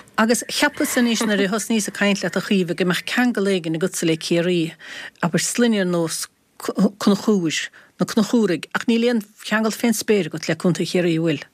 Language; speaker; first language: Irish; native; Irish